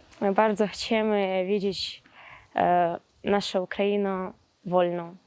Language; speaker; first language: Polish; non-native, learner; Ukrainian